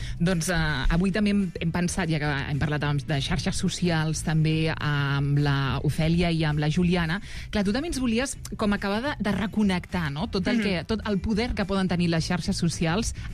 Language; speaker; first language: Catalan; native; Catalan